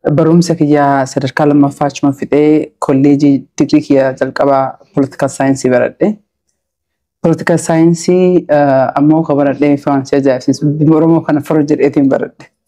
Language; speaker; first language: Oromo; early bilingual, heritage; Oromo